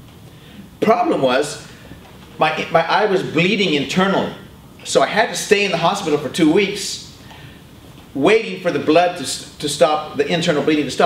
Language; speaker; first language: English; native; English